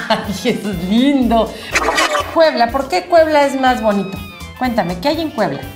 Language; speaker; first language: Spanish; native; Spanish